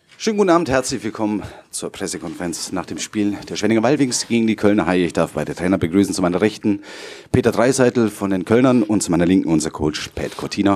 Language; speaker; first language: German; native; German